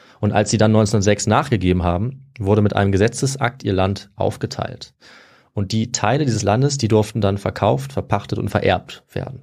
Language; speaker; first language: German; native; German